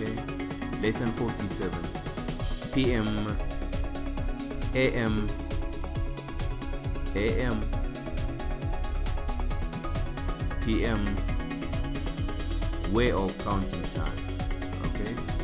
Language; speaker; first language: English; non-native, local second language; Amharic